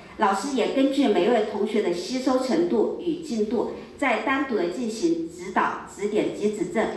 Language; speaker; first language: Chinese; native; Chinese